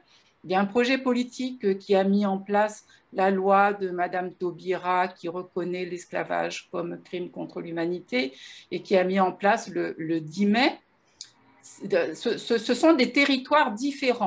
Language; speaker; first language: French; native; French